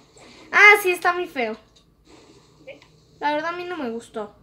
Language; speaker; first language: Spanish; native; Spanish